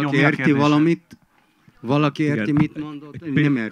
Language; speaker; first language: Hungarian; non-native, fluent; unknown